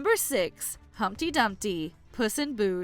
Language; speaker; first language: English; native; English